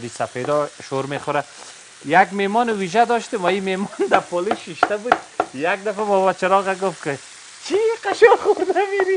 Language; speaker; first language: Persian; native; Persian